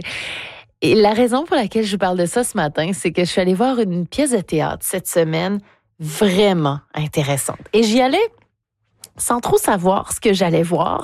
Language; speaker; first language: French; native; French